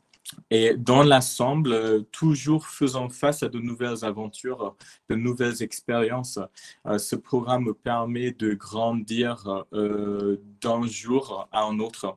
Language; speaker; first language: French; non-native, fluent; English